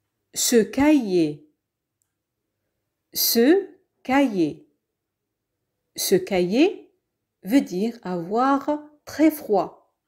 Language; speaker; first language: French; non-native, fluent; Arabic